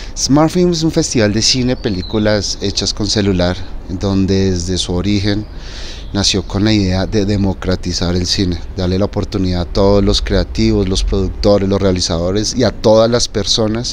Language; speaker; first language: Spanish; native; Spanish